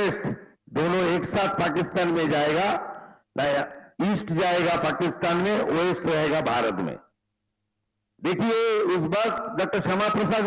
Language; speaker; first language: Hindi; non-native, local second language; Bangla